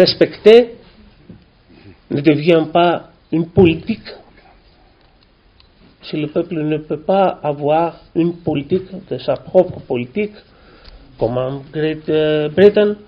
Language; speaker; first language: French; non-native, learner; Greek